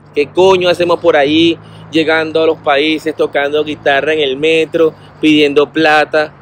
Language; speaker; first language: Spanish; native; Spanish